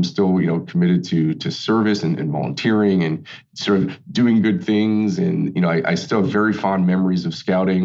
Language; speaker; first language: English; native; English